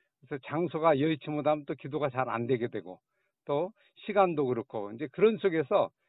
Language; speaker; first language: Korean; native; Korean